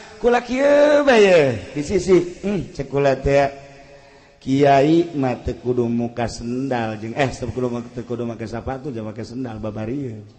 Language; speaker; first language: Sundanese; native; Sundanese